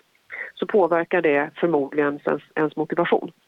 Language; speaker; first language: Swedish; native; Swedish